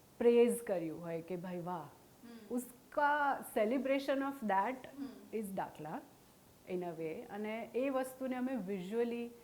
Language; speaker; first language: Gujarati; non-native, local second language; Hindi